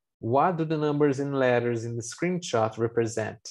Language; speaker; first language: English; non-native, fluent; Portuguese